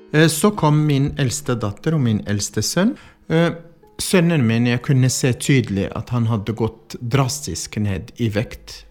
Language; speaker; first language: Norwegian; non-native, fluent; Arabic